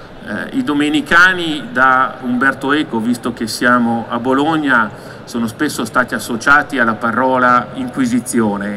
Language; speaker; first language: Italian; native; Italian